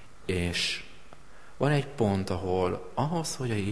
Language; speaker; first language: Hungarian; native; Hungarian